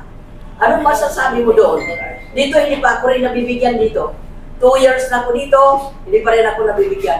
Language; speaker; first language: Filipino; native; Filipino